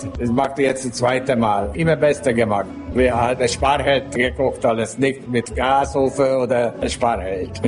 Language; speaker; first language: German; non-native, local second language; Hungarian